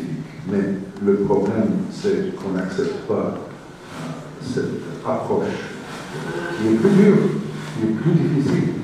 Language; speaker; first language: French; non-native, fluent; English